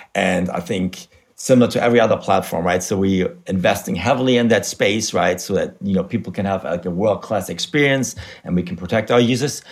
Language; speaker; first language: English; non-native, fluent; German